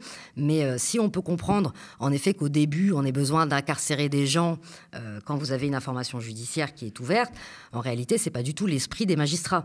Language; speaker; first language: French; native; French